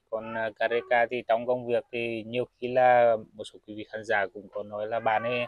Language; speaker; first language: Vietnamese; native; Vietnamese